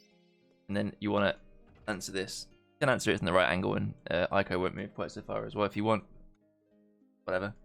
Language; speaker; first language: English; native; English